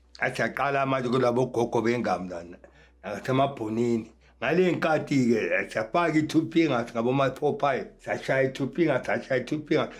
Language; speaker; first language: Zulu; native; Zulu